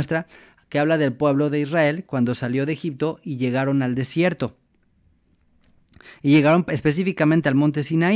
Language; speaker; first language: Spanish; native; Spanish